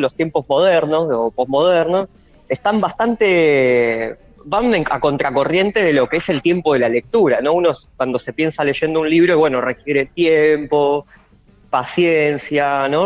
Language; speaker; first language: Spanish; native; Spanish